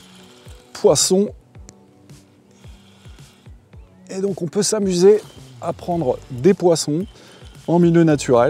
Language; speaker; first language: French; native; French